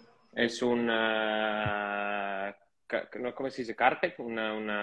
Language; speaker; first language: Spanish; non-native, fluent; Italian